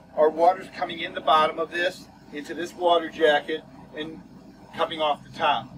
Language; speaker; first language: English; native; English